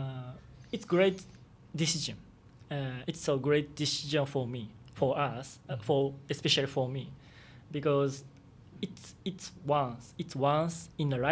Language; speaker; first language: English; non-native, learner; Japanese